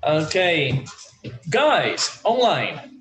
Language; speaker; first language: English; non-native, fluent; Portuguese